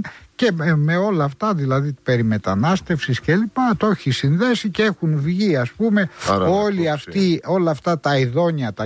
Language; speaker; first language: Greek; native; Greek